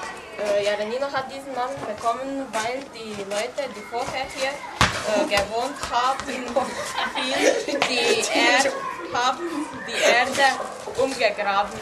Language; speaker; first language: German; non-native, learner; Slovenian